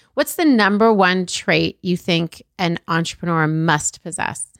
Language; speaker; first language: English; early bilingual, other home language; Arabic